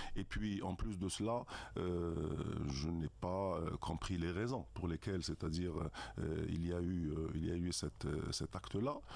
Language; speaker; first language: French; non-native, local second language; Arabic